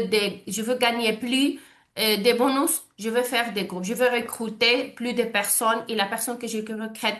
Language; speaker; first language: French; non-native, learner; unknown